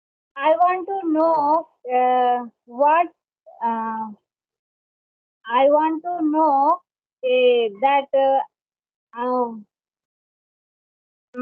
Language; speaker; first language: English; non-native, learner; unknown